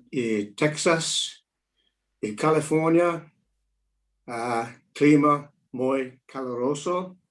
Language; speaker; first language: Spanish; non-native, learner; English